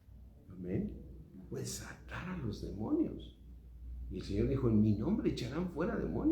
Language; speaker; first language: Spanish; native; Spanish